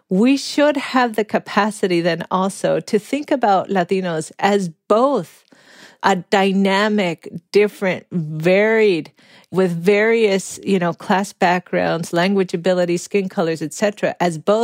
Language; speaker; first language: English; native; English